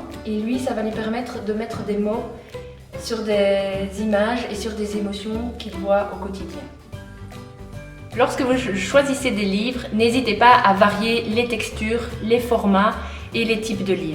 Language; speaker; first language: French; native; French